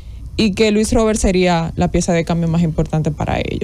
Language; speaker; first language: Spanish; native; Spanish